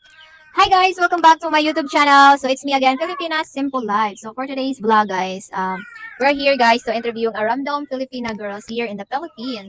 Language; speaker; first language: English; non-native, local second language; Cebuano